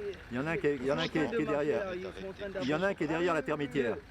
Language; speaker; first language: French; native; French